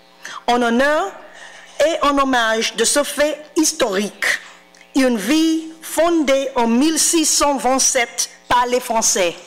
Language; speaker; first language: French; non-native, fluent; English